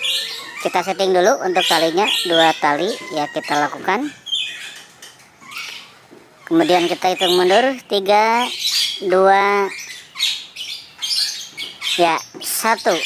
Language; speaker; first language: Indonesian; native; Indonesian